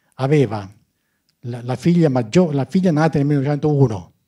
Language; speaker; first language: Italian; native; Italian